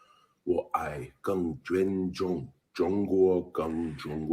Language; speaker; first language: Chinese; non-native, learner; English